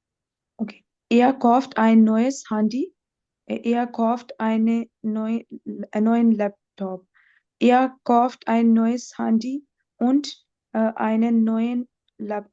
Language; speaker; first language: German; non-native, learner; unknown